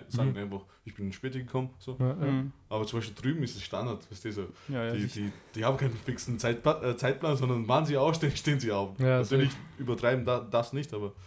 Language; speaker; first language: German; early bilingual, other home language; Albanian